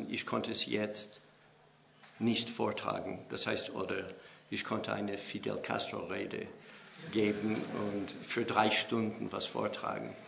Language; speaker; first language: German; non-native, fluent; English